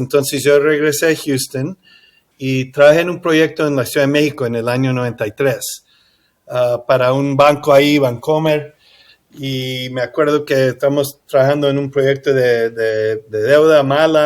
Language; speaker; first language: Spanish; early bilingual, heritage; English